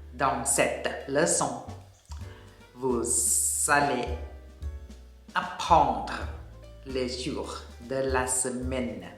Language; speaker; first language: French; non-native, fluent; Thai